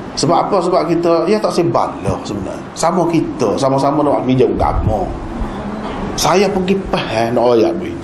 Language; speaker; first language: Malay; native; Malay